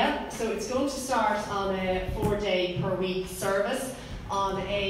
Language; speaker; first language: English; native; English